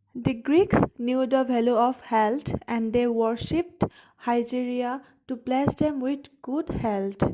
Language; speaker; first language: English; non-native, local second language; Assamese